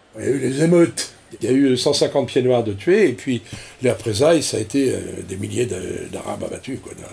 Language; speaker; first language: French; native; French